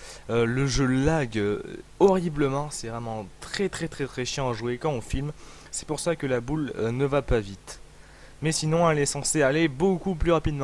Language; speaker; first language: French; native; French